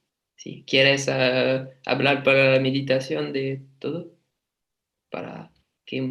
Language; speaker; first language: Spanish; non-native, learner; French